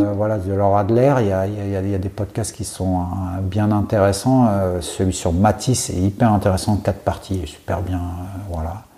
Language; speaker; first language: French; native; French